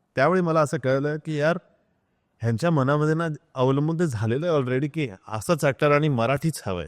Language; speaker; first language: Marathi; non-native, local second language; Hindi